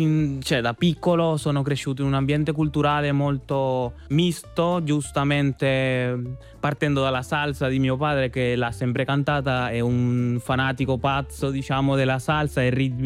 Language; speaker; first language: Italian; non-native, fluent; Spanish